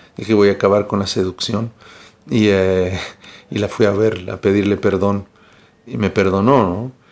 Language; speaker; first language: Spanish; early bilingual, heritage; Spanish